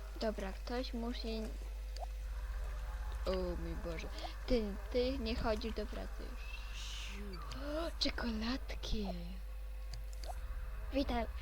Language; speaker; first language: Polish; native; Polish